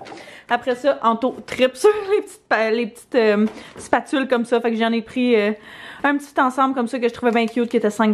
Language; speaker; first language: French; native; French